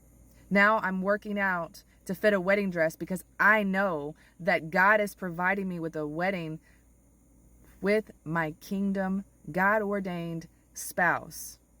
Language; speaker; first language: English; native; English